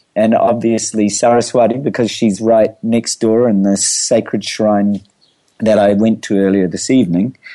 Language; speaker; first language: English; native; English